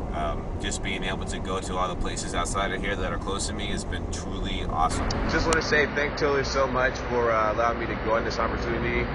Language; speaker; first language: English; native; English